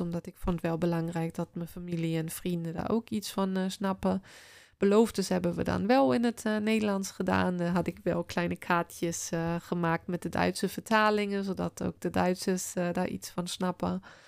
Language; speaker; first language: Dutch; non-native, fluent; German